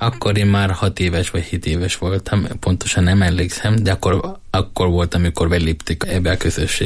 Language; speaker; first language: Hungarian; non-native, learner; Spanish